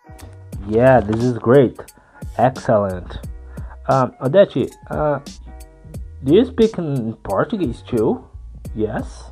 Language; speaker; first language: English; non-native, learner; Portuguese